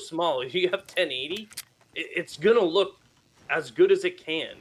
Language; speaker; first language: English; native; English